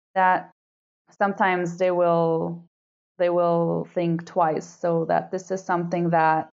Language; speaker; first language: English; non-native, fluent; Portuguese